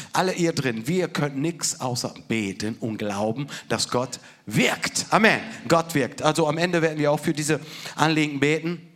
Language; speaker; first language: German; non-native, fluent; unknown